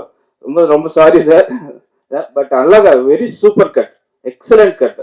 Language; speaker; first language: Tamil; non-native, learner; Telugu